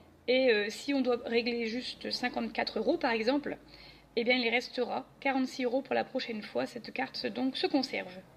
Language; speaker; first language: French; native; French